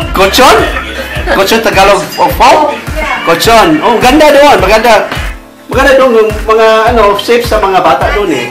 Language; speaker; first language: Filipino; non-native, local second language; Cebuano